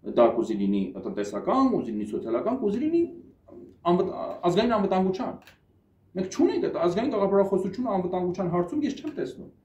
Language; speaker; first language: Armenian; native; Armenian